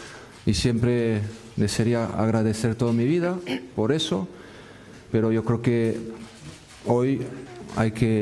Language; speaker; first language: Spanish; non-native, fluent; French